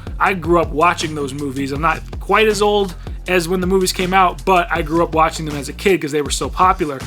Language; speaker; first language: English; native; English